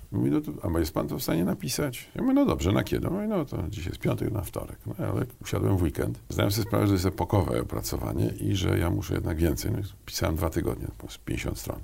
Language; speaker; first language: Polish; native; Polish